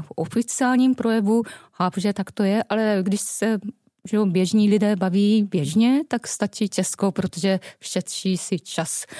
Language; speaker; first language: Czech; non-native, fluent; Japanese